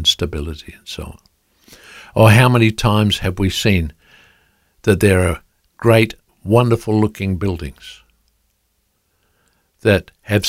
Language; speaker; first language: English; native; English